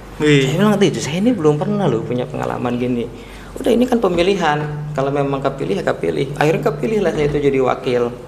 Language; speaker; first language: Indonesian; native; Indonesian